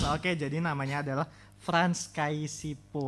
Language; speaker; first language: Indonesian; native; Indonesian